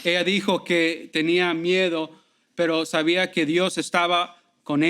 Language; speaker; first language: Spanish; early bilingual, heritage; Spanish